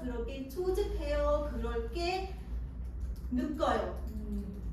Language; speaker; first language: Korean; non-native, fluent; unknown